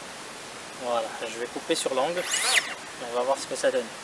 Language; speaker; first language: French; native; French